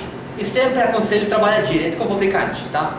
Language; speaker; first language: Portuguese; non-native, learner; Russian